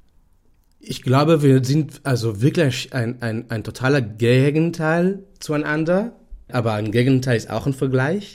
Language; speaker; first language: German; non-native, fluent; Hebrew